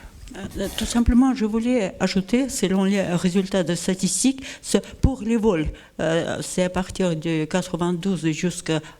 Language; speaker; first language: French; non-native, learner; Russian